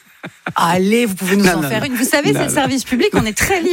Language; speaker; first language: French; native; French